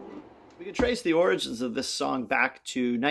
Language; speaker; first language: English; native; English